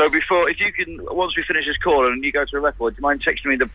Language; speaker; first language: English; native; English